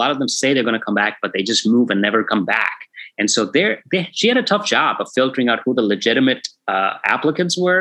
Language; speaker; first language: English; non-native, local second language; Tamil